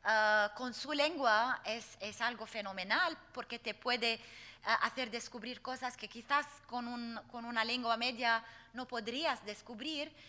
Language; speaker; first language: Spanish; non-native, fluent; Arabic